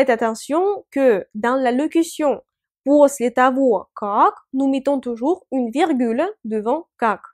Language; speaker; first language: French; non-native, fluent; Russian